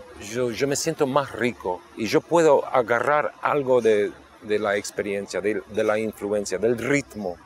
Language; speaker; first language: Spanish; non-native, local second language; English